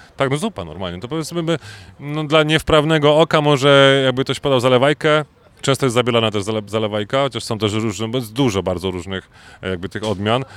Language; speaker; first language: Polish; native; Polish